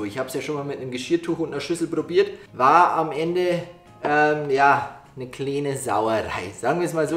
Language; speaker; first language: German; native; German